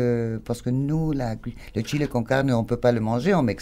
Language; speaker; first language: French; non-native, fluent; Spanish